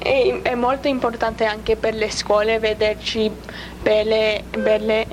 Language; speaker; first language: Italian; non-native, learner; English